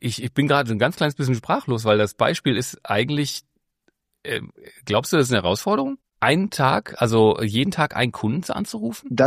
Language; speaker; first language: German; native; German